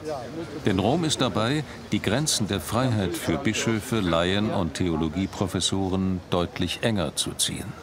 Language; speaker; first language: German; native; German